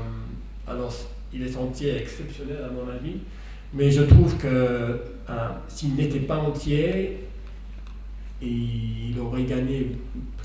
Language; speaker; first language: French; non-native, fluent; English